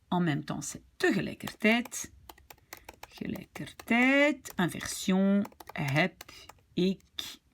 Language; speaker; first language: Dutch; non-native, local second language; French